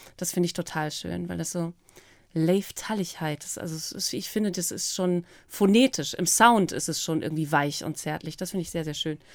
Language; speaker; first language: German; native; German